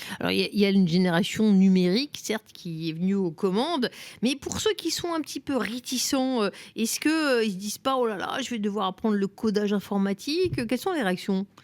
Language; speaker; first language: French; native; French